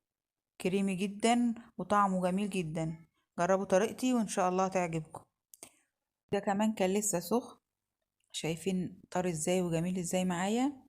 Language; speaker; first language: Arabic; native; Arabic